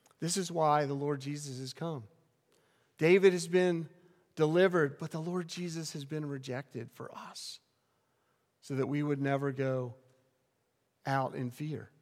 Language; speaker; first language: English; native; English